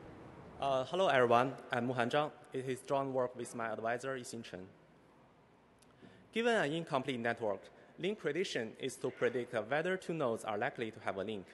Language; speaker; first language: English; non-native, fluent; Chinese